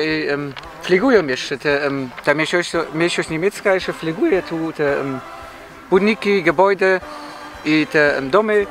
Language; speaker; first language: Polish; early bilingual, heritage; German